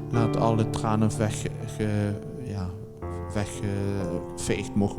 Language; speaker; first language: Dutch; native; Dutch